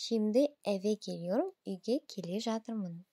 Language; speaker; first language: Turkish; non-native, fluent; Kazakh